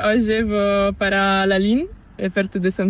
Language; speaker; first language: Spanish; non-native, learner; Italian